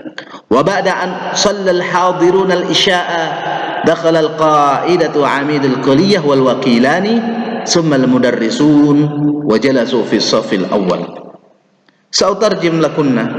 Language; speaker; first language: Arabic; non-native, fluent; Indonesian